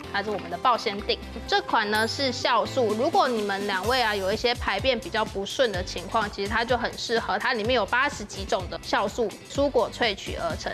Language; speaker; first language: Chinese; native; Chinese